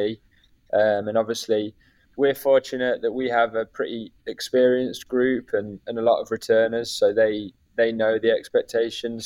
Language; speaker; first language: English; native; English